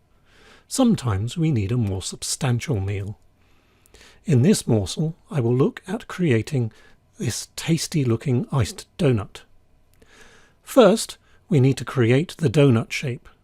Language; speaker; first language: English; native; English